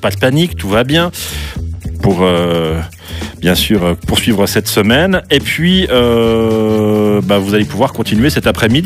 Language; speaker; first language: French; native; French